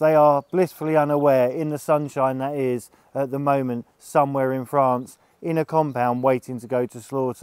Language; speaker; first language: English; native; English